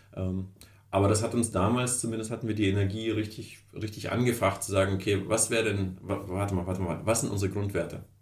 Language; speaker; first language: German; early bilingual, other home language; Russian